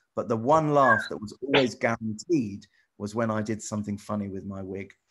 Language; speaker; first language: English; native; English